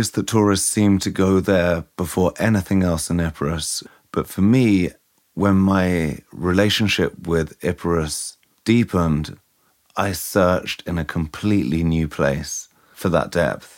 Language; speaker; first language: English; native; English